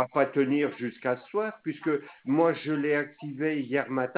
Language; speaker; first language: French; native; French